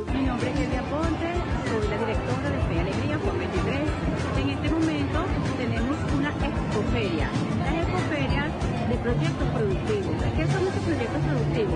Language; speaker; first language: Spanish; native; Spanish